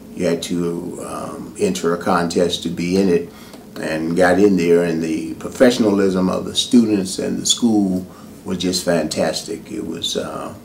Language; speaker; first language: English; native; English